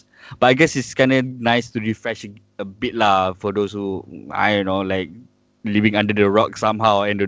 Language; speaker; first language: English; non-native, local second language; Malay